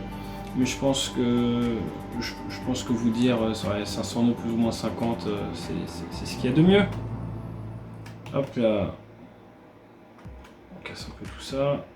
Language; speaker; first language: French; native; French